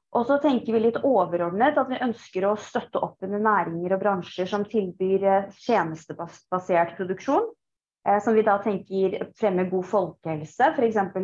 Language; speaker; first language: Norwegian; early bilingual, other home language; Persian